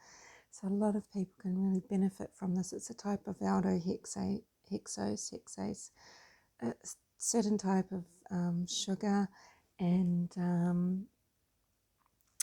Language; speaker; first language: English; native; English